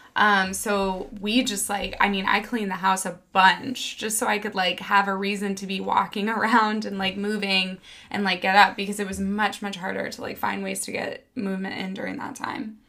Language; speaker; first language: English; native; English